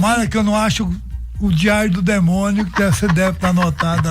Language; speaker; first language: Portuguese; native; Portuguese